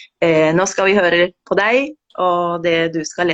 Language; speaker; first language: Norwegian; non-native, fluent; Spanish